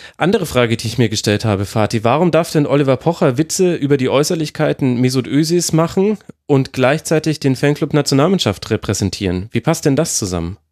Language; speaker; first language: German; native; German